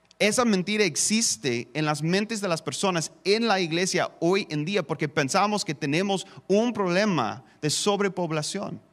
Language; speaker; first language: Spanish; non-native, fluent; English